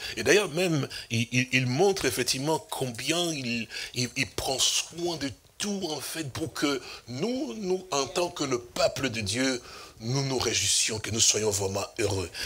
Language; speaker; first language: French; non-native, local second language; Lingala